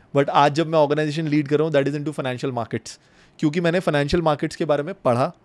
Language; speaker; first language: Hindi; native; Hindi